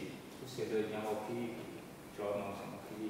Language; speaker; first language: French; non-native, learner; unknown